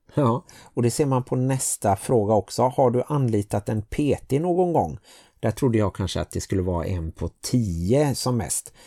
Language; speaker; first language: Swedish; native; Swedish